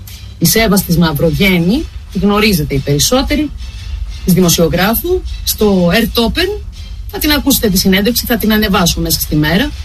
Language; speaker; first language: Greek; native; Greek